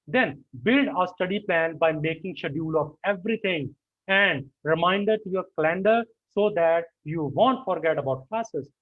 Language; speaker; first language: English; non-native, local second language; Punjabi